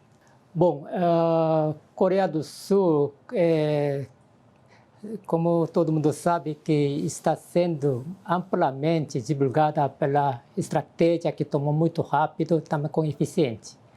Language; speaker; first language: Portuguese; non-native, fluent; Korean